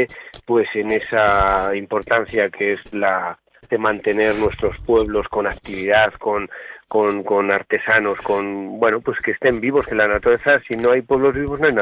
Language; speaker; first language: Spanish; native; Spanish